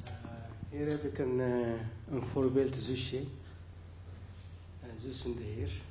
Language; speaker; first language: Dutch; non-native, learner; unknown